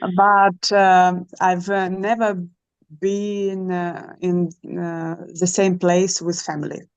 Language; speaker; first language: English; non-native, learner; Russian